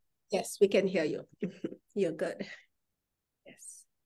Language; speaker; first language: English; non-native, fluent; Haitian Creole